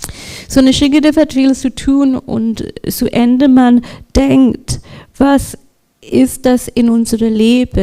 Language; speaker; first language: German; non-native, learner; English